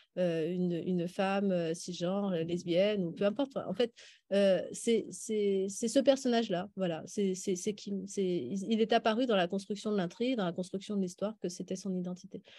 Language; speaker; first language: French; native; French